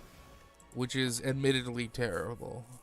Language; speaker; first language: English; native; English